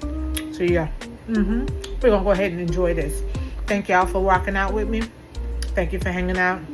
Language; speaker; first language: English; native; English